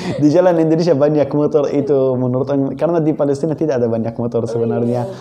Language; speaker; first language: Indonesian; non-native, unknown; Arabic